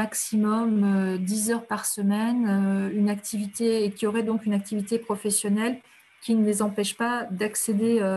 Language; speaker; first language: French; native; French